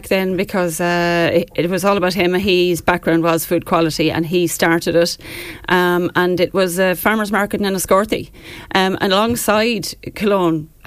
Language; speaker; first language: English; native; English